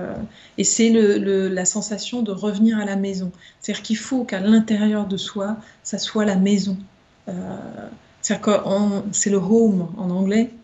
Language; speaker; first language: French; native; French